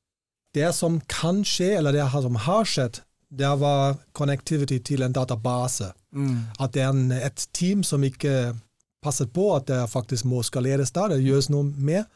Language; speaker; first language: Norwegian; non-native, fluent; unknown